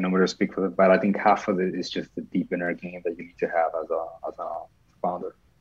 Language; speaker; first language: English; non-native, fluent; Spanish